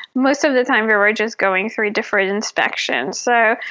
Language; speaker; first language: English; non-native, fluent; French